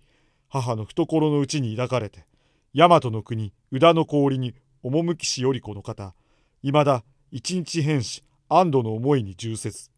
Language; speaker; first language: Japanese; native; Japanese